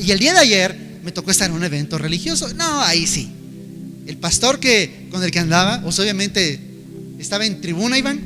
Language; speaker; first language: Spanish; native; Spanish